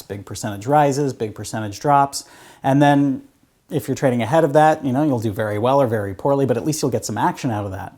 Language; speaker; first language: English; native; English